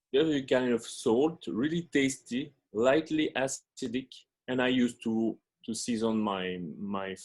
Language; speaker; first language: English; non-native, fluent; French